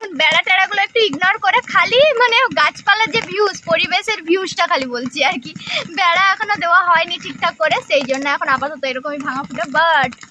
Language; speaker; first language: Bangla; non-native, local second language; Santali